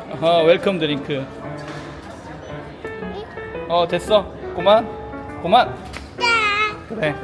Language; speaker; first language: Korean; native; Korean